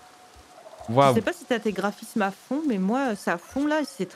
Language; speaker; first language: French; native; French